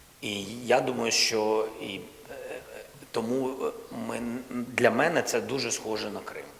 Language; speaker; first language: Ukrainian; non-native, local second language; Russian